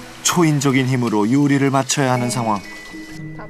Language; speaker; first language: Korean; native; Korean